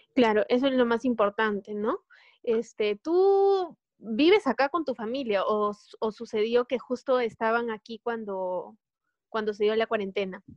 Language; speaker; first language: Spanish; native; Spanish